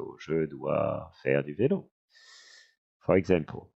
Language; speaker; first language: French; non-native, fluent; English